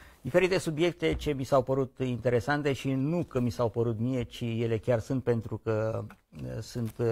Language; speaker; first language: Romanian; native; Romanian